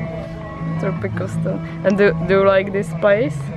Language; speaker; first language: English; non-native, learner; Czech